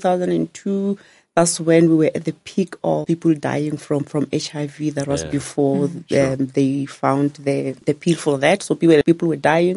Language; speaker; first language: English; non-native, local second language; Northern Sotho